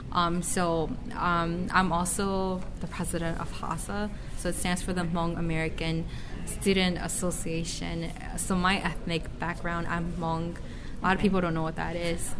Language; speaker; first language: English; native; English